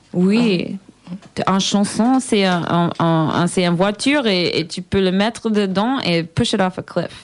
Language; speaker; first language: French; non-native, learner; English